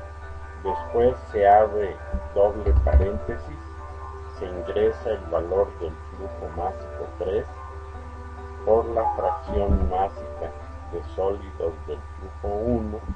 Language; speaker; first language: Spanish; native; Spanish